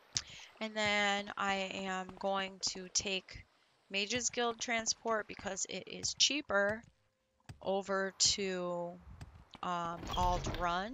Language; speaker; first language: English; native; English